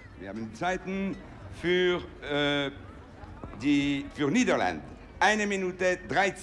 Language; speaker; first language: German; non-native, local second language; Italian